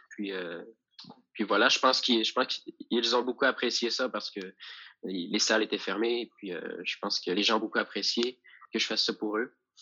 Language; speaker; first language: French; native; French